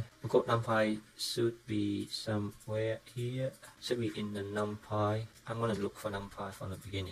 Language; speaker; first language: English; non-native, fluent; Vietnamese